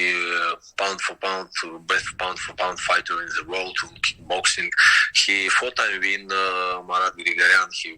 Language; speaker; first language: English; non-native, learner; Russian